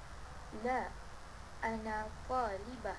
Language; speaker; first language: Arabic; non-native, learner; Malay